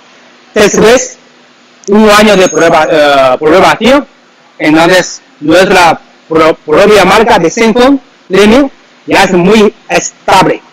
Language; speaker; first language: Spanish; non-native, learner; Chinese